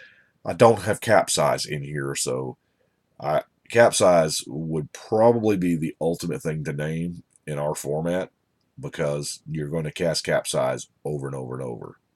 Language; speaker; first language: English; native; English